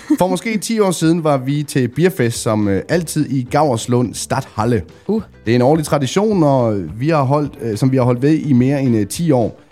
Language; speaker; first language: Danish; native; Danish